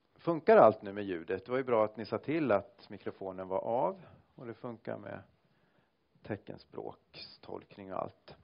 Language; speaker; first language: Swedish; native; Swedish